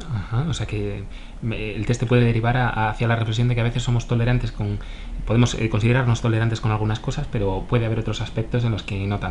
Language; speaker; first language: Spanish; native; Spanish